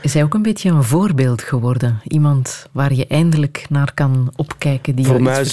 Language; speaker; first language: Dutch; native; Dutch